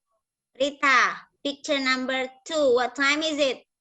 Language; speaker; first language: English; non-native, learner; Indonesian